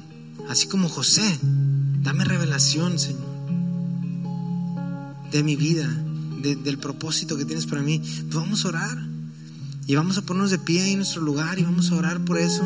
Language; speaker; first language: Spanish; native; Spanish